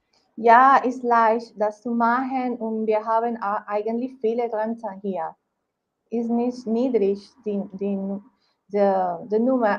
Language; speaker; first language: German; non-native, learner; Spanish